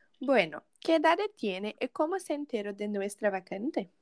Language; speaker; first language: Spanish; non-native, learner; Portuguese